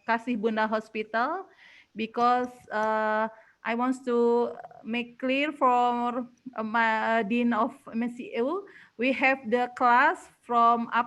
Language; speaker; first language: English; non-native, learner; Indonesian